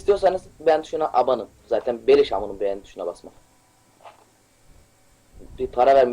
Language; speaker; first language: Turkish; native; Turkish